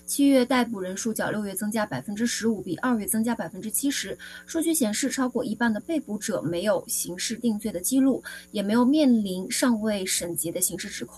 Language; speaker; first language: Chinese; native; Chinese